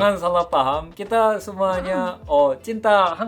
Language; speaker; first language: Indonesian; non-native, fluent; Korean